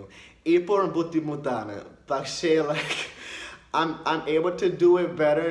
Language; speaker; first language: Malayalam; non-native, learner; English